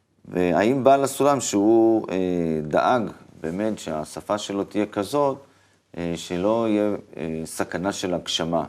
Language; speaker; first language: Hebrew; native; Hebrew